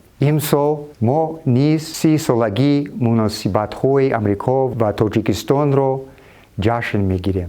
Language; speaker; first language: Tajik; non-native, fluent; English